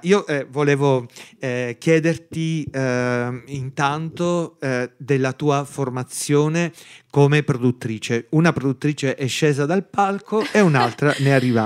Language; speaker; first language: Italian; native; Italian